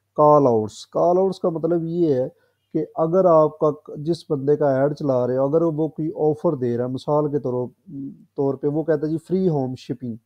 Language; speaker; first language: Urdu; non-native, local second language; Punjabi